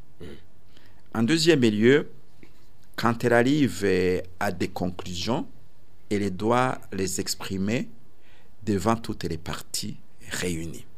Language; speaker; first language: French; non-native, local second language; Rundi